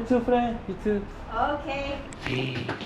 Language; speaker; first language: English; non-native, learner; Korean